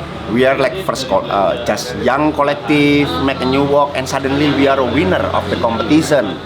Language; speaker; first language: English; non-native, learner; Indonesian